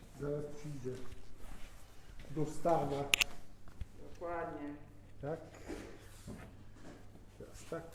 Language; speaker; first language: Polish; non-native, fluent; Italian